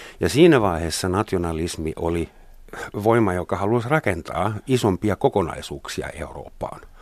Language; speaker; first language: Finnish; non-native, fluent; German